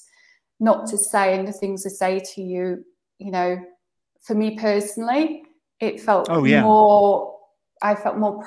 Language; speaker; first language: English; native; English